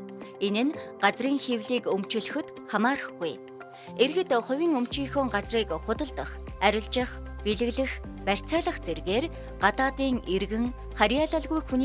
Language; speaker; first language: Mongolian; native; Mongolian